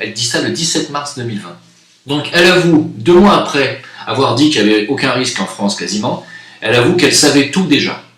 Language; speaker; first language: French; native; French